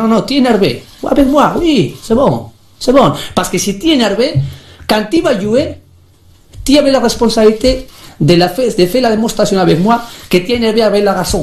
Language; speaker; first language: French; non-native, learner; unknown